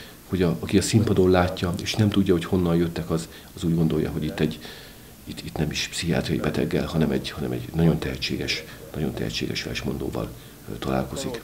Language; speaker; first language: Hungarian; native; Hungarian